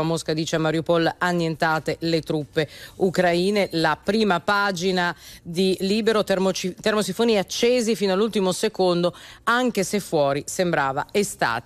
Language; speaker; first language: Italian; native; Italian